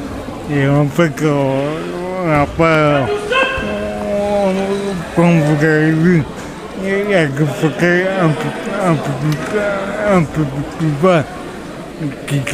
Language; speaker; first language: French; early bilingual, other home language; Gujarati